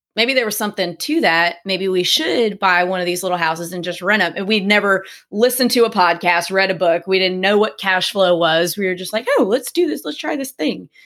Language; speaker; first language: English; native; English